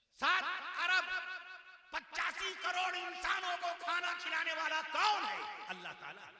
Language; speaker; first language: Urdu; native; Urdu